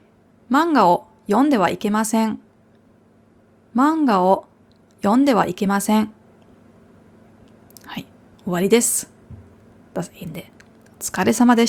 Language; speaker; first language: Japanese; non-native, fluent; German